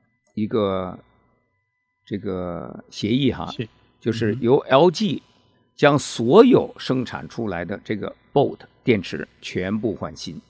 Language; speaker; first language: Chinese; native; Chinese